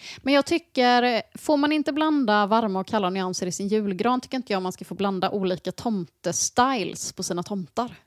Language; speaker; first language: Swedish; native; Swedish